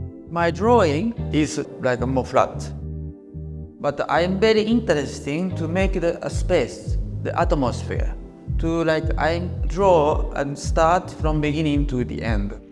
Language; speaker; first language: English; non-native, learner; Japanese